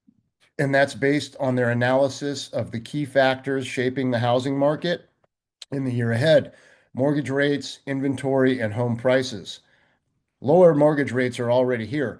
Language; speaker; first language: English; native; English